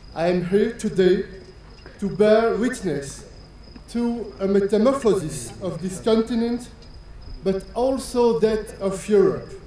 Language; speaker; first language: English; non-native, fluent; French